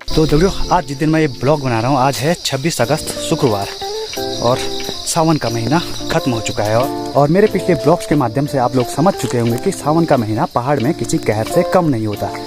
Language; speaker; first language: Hindi; non-native, local second language; Garhwali